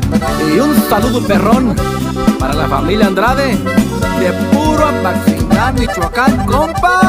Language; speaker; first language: Spanish; native; Spanish